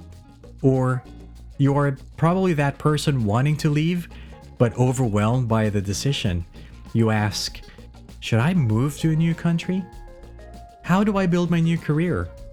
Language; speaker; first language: English; non-native, local second language; Filipino